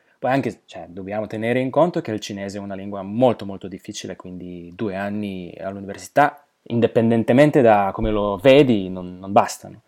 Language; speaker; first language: Italian; non-native, fluent; Slovak